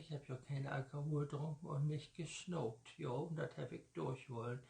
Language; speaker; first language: German; native; German